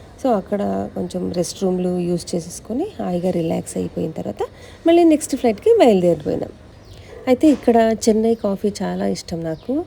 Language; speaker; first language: Telugu; native; Telugu